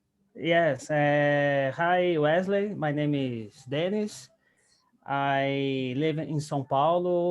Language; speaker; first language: English; non-native, learner; Portuguese